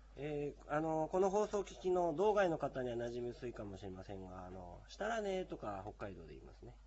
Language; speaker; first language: Japanese; native; Japanese